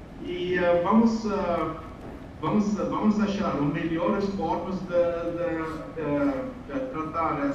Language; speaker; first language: Portuguese; non-native, fluent; English